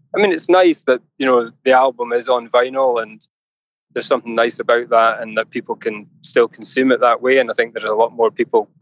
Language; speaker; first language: English; native; English